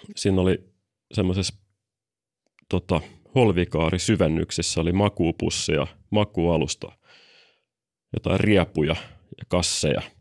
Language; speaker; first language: Finnish; native; Finnish